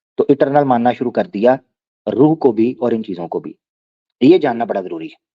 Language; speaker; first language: Urdu; non-native, local second language; Punjabi